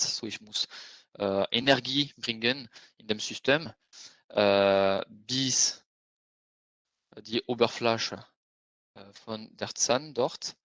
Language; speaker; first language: German; non-native, fluent; French